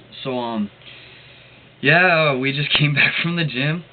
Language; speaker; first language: English; native; English